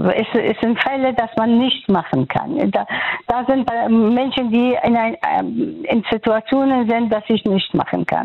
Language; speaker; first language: German; non-native, fluent; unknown